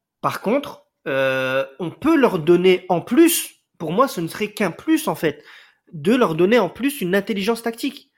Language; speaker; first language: French; native; French